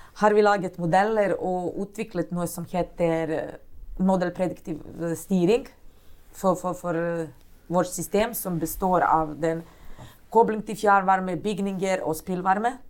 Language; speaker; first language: Norwegian; non-native, fluent; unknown